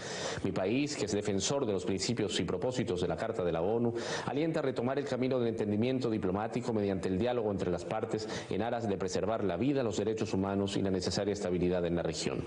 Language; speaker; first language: Spanish; native; Spanish